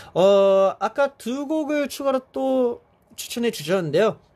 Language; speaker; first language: Korean; early bilingual, heritage; Korean